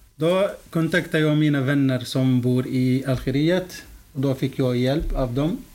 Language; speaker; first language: Swedish; non-native, fluent; Arabic